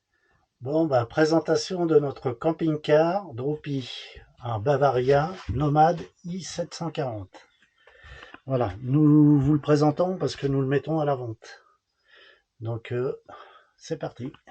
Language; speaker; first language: French; native; French